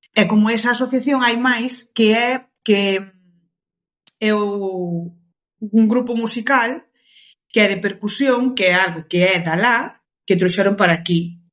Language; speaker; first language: Galician; early bilingual, other home language; Kabuverdianu